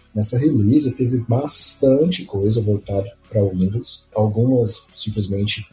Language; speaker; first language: Portuguese; native; Portuguese